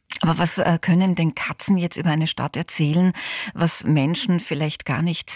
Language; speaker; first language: German; native; German